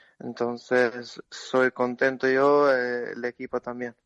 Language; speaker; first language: Spanish; non-native, learner; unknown